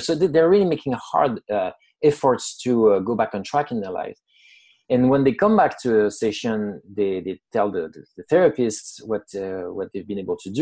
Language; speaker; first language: English; non-native, fluent; French